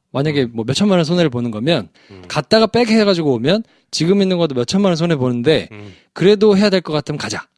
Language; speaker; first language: Korean; native; Korean